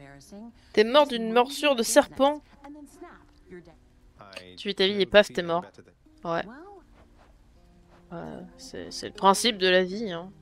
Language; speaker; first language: French; native; French